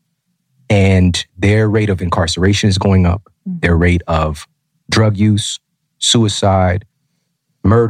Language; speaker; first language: English; native; English